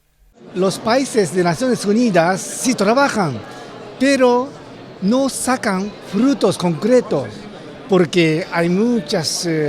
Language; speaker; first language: Spanish; non-native, fluent; Japanese